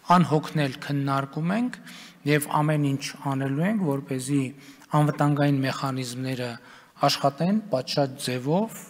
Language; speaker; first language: Armenian; native; Armenian